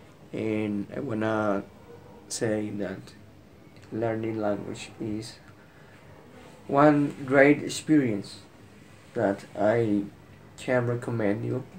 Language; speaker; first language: English; non-native, learner; Spanish